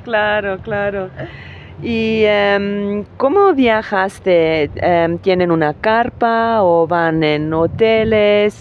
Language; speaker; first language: Spanish; non-native, learner; German